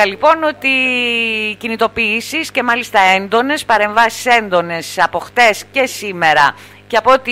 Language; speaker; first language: Greek; native; Greek